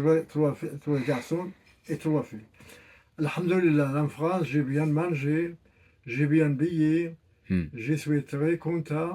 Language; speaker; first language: French; non-native, learner; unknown